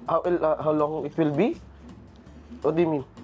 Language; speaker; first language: English; non-native, learner; Filipino